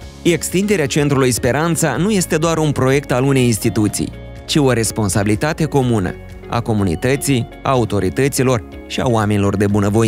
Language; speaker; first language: Romanian; native; Romanian